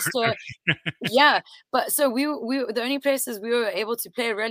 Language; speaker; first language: English; early bilingual, other home language; French